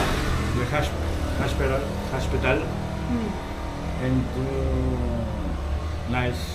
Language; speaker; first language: English; non-native, learner; Greek